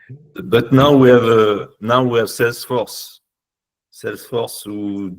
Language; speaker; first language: English; non-native, learner; French